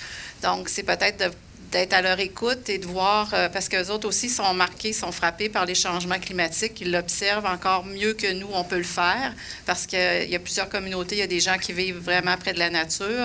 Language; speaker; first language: French; native; French